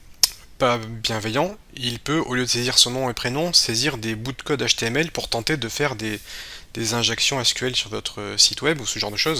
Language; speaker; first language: French; native; French